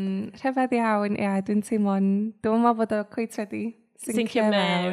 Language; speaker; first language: Welsh; native; Welsh